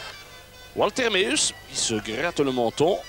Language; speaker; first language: French; native; French